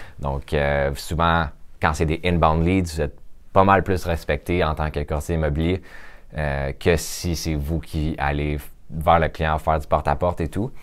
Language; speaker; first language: French; native; French